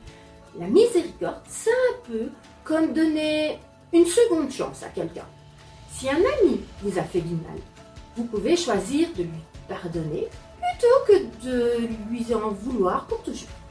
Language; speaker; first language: French; native; French